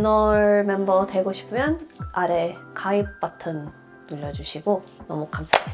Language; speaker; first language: Korean; non-native, fluent; Swedish